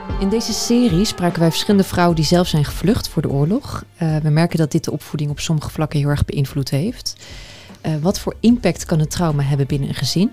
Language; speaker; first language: Dutch; early bilingual, other home language; Persian